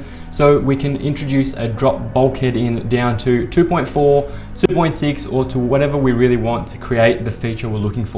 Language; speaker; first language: English; native; English